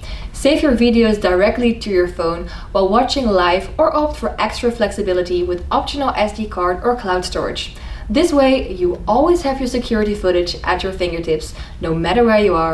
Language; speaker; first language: English; non-native, fluent; Dutch